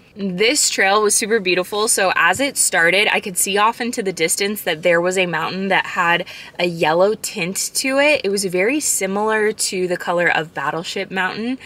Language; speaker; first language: English; native; English